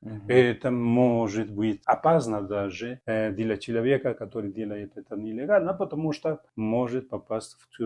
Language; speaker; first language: Russian; non-native, fluent; Spanish